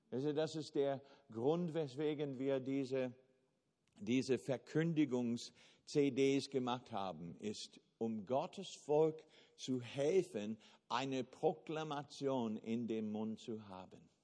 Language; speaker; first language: German; non-native, fluent; English